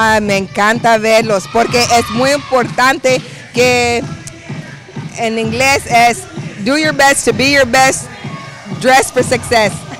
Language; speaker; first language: Spanish; early bilingual, heritage; Spanish